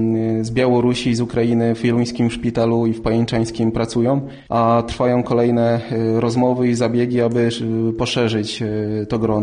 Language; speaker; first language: Polish; native; Polish